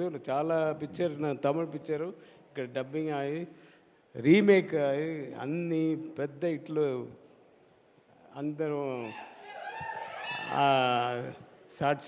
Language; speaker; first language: Telugu; non-native, learner; Tamil